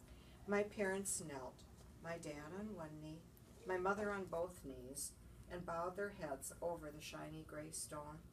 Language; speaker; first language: English; native; English